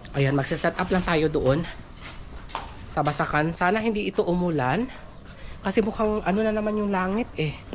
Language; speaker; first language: Filipino; non-native, local second language; Cebuano